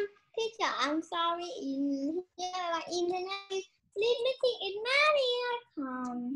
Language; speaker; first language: English; non-native, learner; Vietnamese